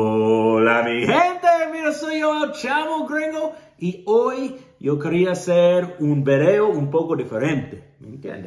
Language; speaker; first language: Spanish; non-native, learner; English